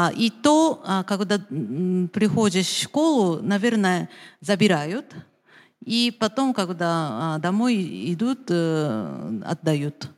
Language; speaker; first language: Russian; non-native, fluent; Japanese